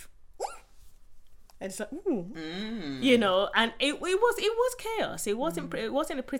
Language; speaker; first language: English; non-native, local second language; Yoruba